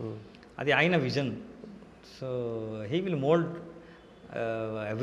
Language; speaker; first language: Telugu; non-native, local second language; Kannada